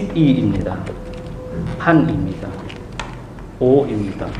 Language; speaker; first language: Korean; non-native, learner; Vietnamese